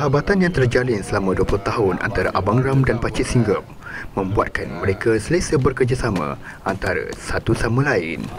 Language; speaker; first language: Malay; native; Malay